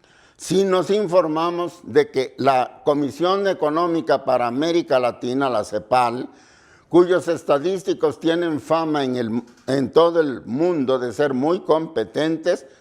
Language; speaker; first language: Spanish; native; Spanish